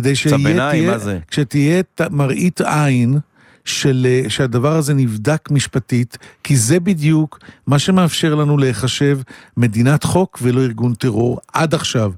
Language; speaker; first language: Hebrew; native; Hebrew